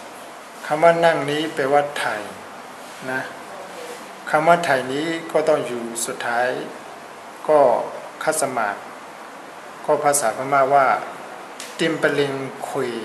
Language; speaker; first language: Thai; non-native, fluent; Burmese